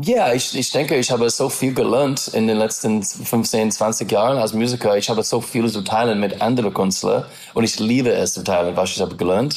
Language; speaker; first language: German; non-native, learner; English